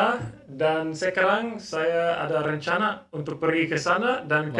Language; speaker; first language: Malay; non-native, learner; English